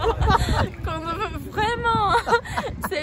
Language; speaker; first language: French; non-native, fluent; Portuguese